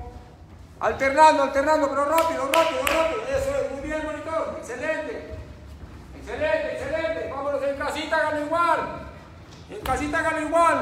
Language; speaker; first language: Spanish; native; Spanish